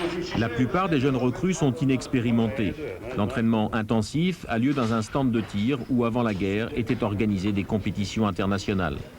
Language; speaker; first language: French; native; French